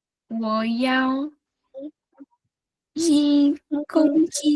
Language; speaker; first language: Chinese; non-native, learner; Vietnamese